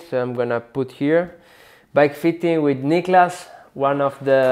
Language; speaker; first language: English; non-native, learner; Italian